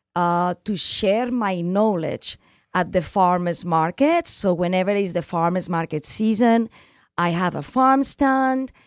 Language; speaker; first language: English; non-native, fluent; Spanish